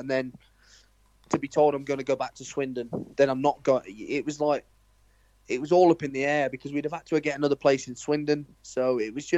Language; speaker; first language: English; native; English